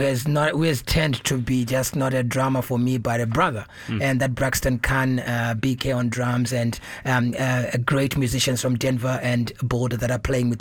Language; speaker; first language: English; non-native, local second language; Shona